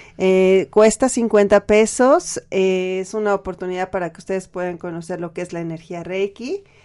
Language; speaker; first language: Spanish; native; Spanish